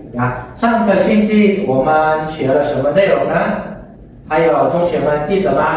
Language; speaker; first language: Chinese; non-native, fluent; Indonesian